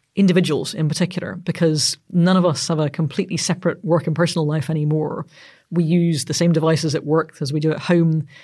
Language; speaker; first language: English; native; English